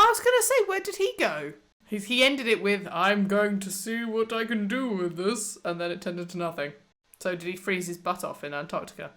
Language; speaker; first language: English; native; English